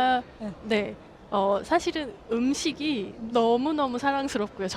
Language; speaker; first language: Korean; native; Korean